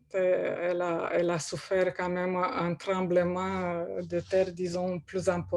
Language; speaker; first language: French; non-native, fluent; Romanian